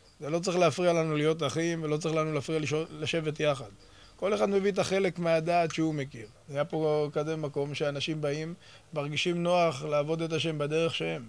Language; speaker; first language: Hebrew; native; Hebrew